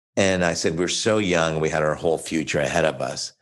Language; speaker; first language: English; native; English